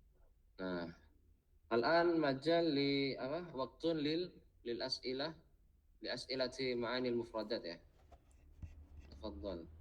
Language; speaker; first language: Arabic; non-native, fluent; Indonesian